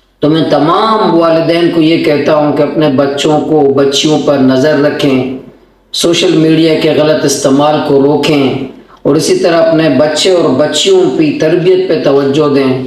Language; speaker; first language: Urdu; non-native, local second language; Baluchi